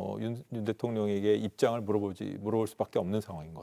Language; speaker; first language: Korean; native; Korean